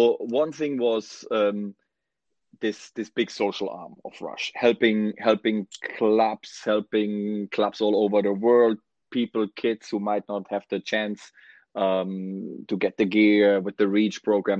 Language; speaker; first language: English; non-native, fluent; German